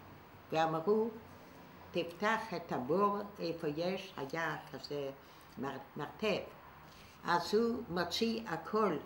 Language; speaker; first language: Hebrew; non-native, fluent; Yiddish